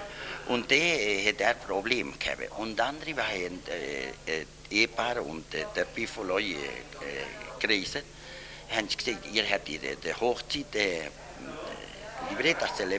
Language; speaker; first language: German; early bilingual, heritage; German